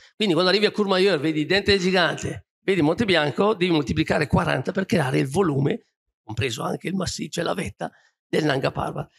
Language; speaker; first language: Italian; native; Italian